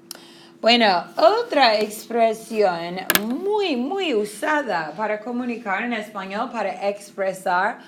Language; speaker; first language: Spanish; non-native, fluent; English